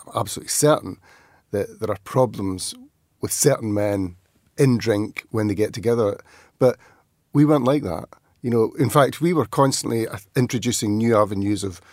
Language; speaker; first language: English; native; English